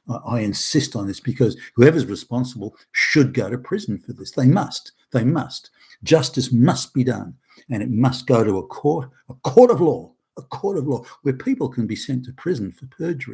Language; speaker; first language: English; native; English